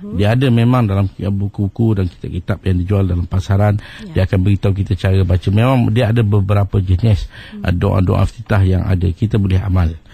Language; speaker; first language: Malay; native; Malay